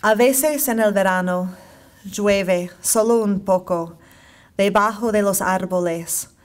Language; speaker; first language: Spanish; non-native, fluent; English